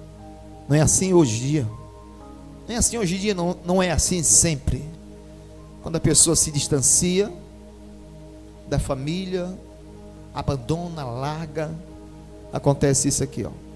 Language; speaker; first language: Portuguese; native; Portuguese